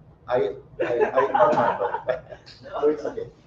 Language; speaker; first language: English; non-native, learner; French